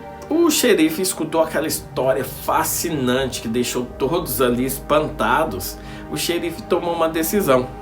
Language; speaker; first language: Portuguese; native; Portuguese